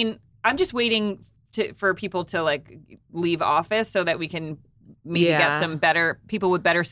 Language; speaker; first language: English; native; English